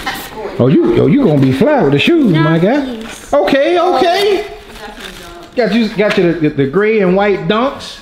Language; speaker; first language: English; native; English